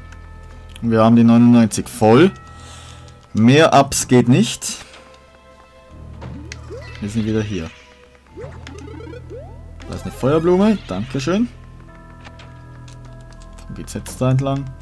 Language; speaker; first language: German; native; German